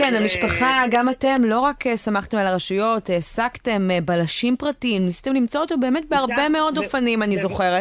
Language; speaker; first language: Hebrew; native; Hebrew